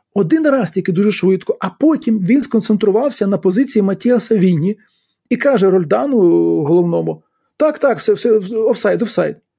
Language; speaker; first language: Ukrainian; native; Ukrainian